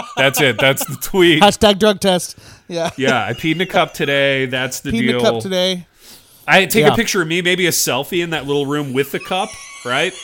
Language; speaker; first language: English; native; English